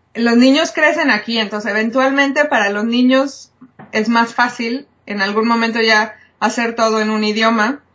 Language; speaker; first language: Spanish; native; Spanish